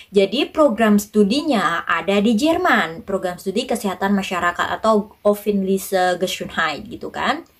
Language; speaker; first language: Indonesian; native; Indonesian